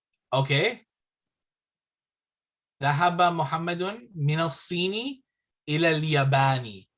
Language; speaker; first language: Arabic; non-native, fluent; English